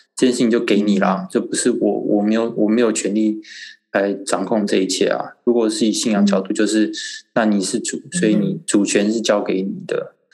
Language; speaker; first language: Chinese; native; Chinese